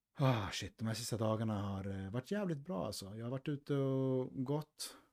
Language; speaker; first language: Swedish; native; Swedish